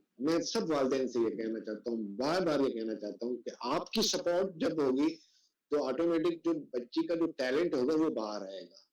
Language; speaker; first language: Urdu; non-native, local second language; Sindhi